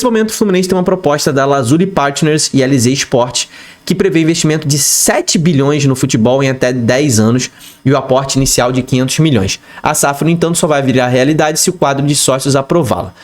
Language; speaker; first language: Portuguese; native; Portuguese